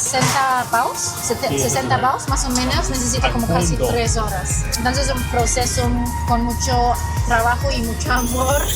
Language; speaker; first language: Spanish; non-native, learner; Chinese